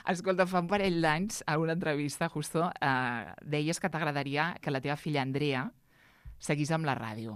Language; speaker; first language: Catalan; native; Catalan